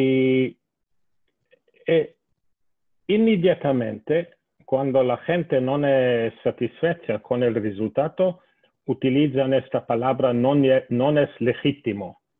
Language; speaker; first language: Spanish; non-native, fluent; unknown